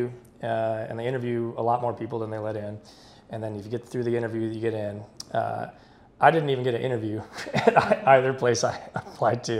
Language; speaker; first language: English; native; English